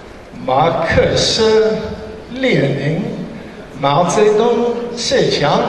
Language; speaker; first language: Chinese; non-native, learner; English